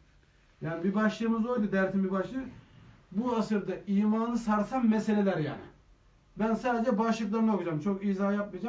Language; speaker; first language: Turkish; native; Turkish